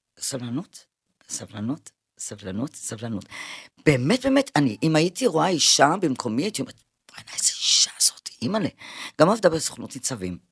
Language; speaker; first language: Hebrew; early bilingual, other home language; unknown